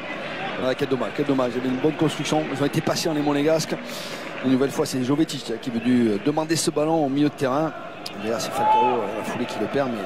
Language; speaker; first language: French; native; French